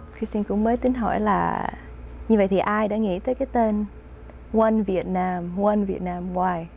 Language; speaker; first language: Vietnamese; early bilingual, heritage; Vietnamese